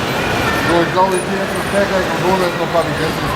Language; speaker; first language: German; native; German